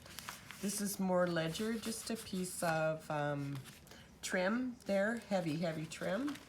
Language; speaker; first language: English; native; English